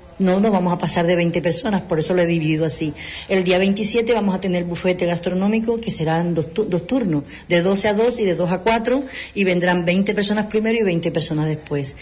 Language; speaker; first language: Spanish; native; Spanish